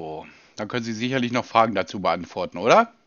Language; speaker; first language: German; native; German